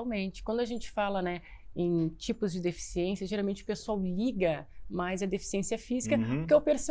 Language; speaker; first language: Portuguese; native; Portuguese